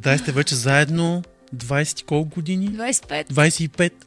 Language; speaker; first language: Bulgarian; native; Bulgarian